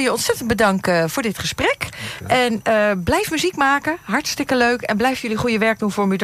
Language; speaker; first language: Dutch; native; Dutch